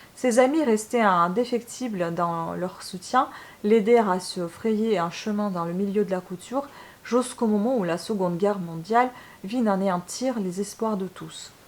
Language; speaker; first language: French; non-native, fluent; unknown